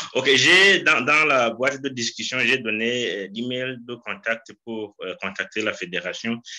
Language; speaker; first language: French; non-native, local second language; Rundi